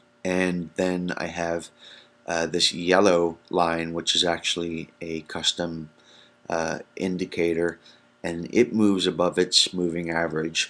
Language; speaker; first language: English; native; English